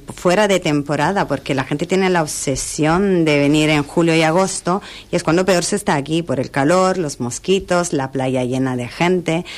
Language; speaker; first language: Spanish; non-native, fluent; Italian